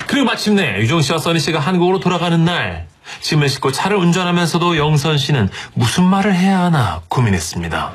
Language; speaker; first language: Korean; native; Korean